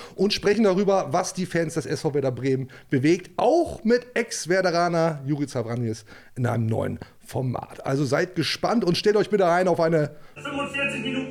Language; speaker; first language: German; native; German